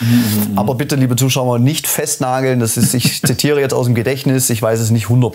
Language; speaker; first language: German; native; German